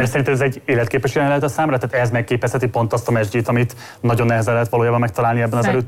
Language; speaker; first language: Hungarian; native; Hungarian